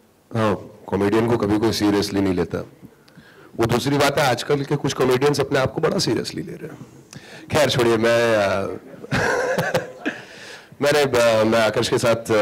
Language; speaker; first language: Hindi; native; Hindi